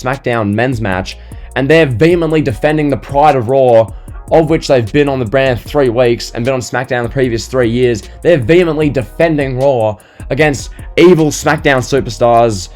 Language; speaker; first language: English; native; English